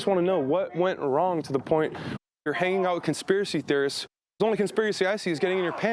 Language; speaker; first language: English; native; English